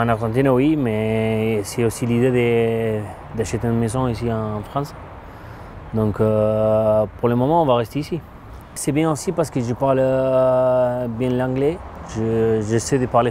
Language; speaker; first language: French; non-native, fluent; Spanish